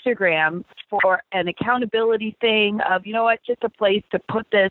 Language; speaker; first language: English; native; English